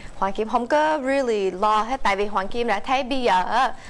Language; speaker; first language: Vietnamese; early bilingual, heritage; Vietnamese